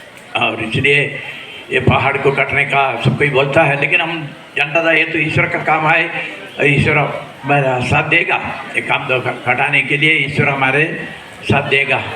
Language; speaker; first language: Hindi; non-native, local second language; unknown